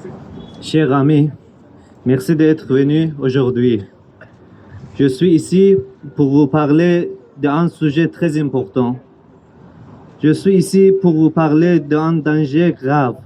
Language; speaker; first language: French; non-native, learner; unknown